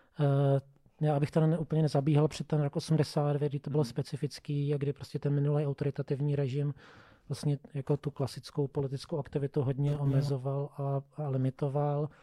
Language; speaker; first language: Czech; native; Czech